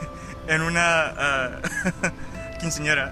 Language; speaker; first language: Spanish; early bilingual, heritage; English